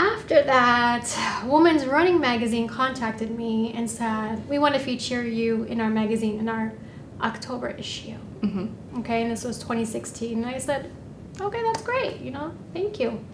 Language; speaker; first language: English; native; English